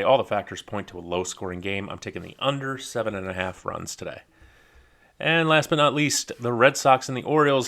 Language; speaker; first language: English; native; English